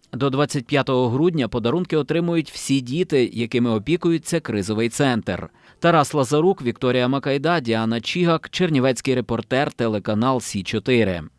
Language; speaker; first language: Ukrainian; native; Ukrainian